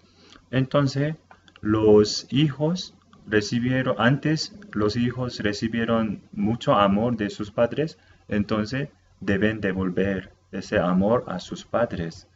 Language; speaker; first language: Spanish; non-native, fluent; Korean